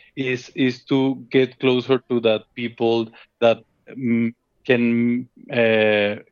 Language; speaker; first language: English; non-native, fluent; Spanish